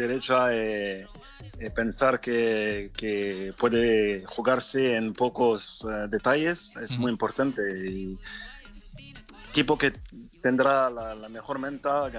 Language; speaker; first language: Spanish; non-native, fluent; French